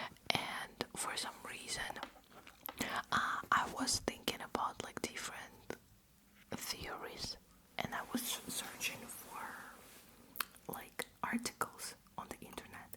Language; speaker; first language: English; non-native, fluent; Russian